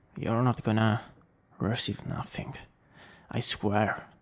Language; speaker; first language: English; non-native, fluent; Italian